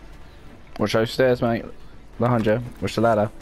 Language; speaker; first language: English; native; English